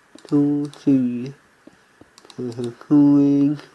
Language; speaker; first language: Irish; non-native, learner; English